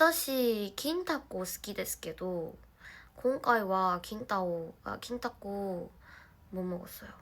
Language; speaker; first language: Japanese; non-native, learner; Korean